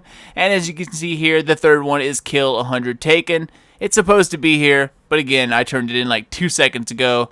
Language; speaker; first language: English; native; English